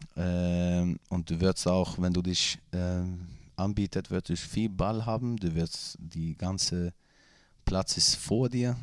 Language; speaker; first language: German; non-native, fluent; Swedish